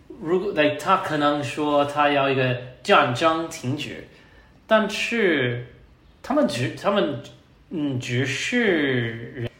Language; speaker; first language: Chinese; non-native, learner; English